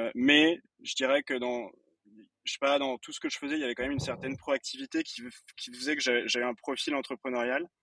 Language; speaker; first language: French; native; French